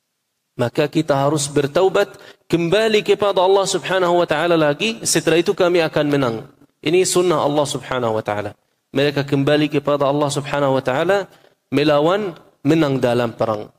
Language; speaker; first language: Indonesian; non-native, fluent; Arabic